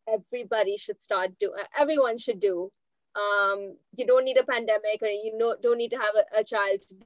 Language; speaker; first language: English; non-native, local second language; Hindi